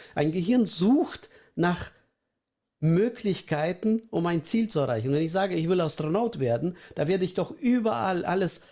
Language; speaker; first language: German; early bilingual, other home language; Russian